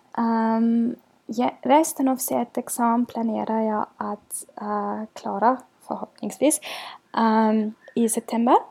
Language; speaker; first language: Swedish; non-native, learner; German